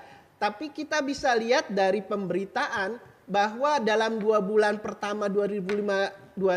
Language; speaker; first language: Indonesian; native; Indonesian